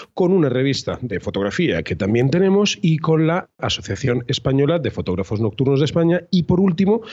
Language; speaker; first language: Spanish; native; Spanish